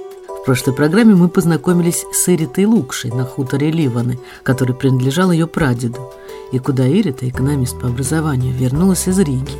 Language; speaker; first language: Russian; native; Russian